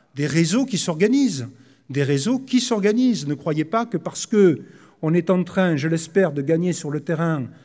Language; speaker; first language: French; native; French